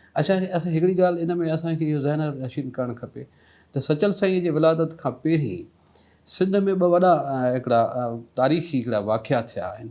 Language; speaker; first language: Sindhi; native; Sindhi